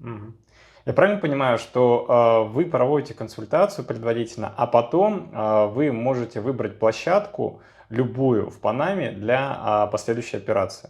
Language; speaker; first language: Russian; native; Russian